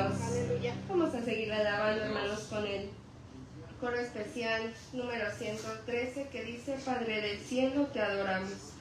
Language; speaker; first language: Spanish; native; Spanish